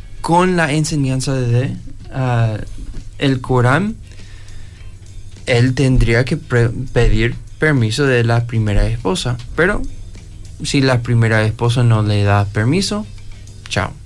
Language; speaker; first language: Spanish; non-native, fluent; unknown